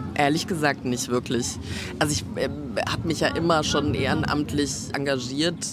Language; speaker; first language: German; native; German